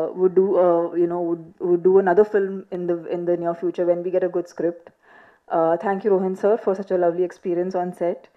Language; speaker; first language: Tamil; non-native, learner; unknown